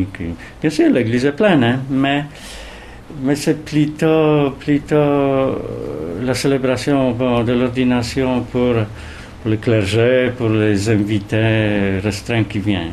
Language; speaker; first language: French; non-native, fluent; Polish